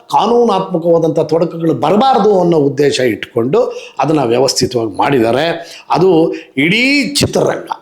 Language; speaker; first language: Kannada; native; Kannada